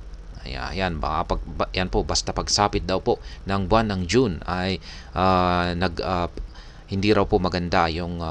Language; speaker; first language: Filipino; native; Filipino